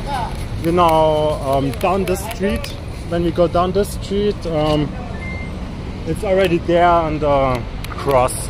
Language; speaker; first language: English; non-native, learner; German